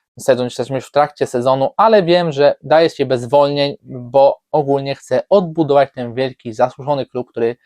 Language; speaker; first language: Polish; native; Polish